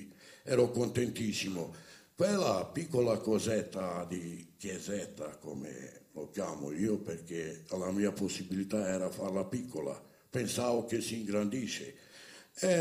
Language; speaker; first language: Italian; non-native, fluent; Romany